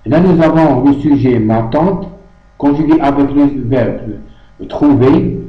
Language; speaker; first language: French; non-native, local second language; Arabic